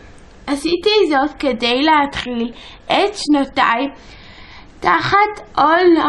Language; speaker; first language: Hebrew; early bilingual, other home language; English